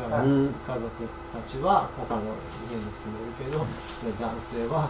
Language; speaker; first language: Italian; non-native, learner; Japanese